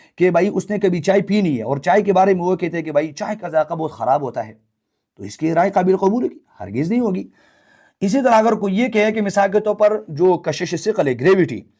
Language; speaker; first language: Urdu; non-native, local second language; Pashto